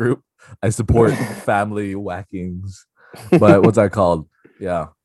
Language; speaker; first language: English; non-native, local second language; Cantonese